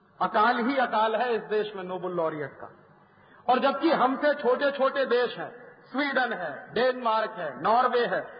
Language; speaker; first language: Hindi; native; Hindi